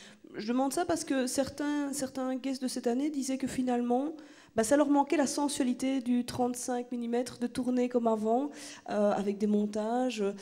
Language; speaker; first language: French; native; French